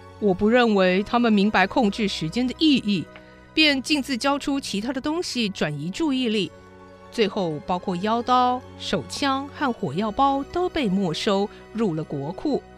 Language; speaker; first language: Chinese; native; Chinese